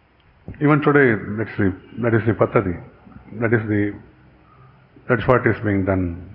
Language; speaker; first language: English; non-native, local second language; Kannada